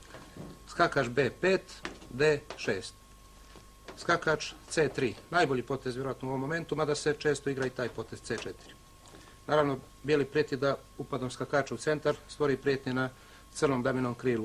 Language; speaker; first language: Bosnian; native; Bosnian